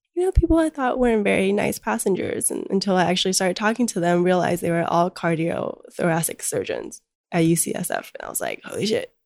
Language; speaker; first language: English; early bilingual, other home language; Chinese